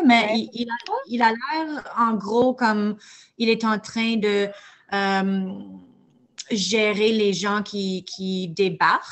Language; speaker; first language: French; non-native, fluent; English